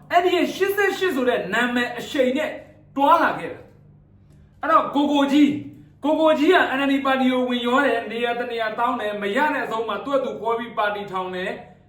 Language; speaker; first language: Burmese; native; Burmese